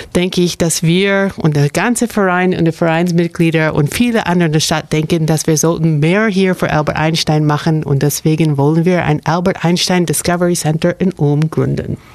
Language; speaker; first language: German; non-native, fluent; English